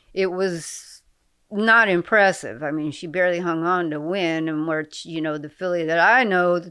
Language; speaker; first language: English; native; English